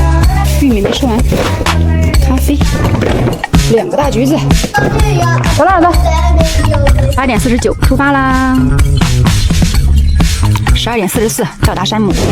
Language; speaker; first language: Chinese; native; Chinese